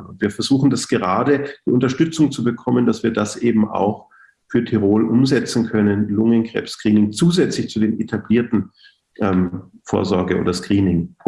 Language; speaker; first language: German; native; German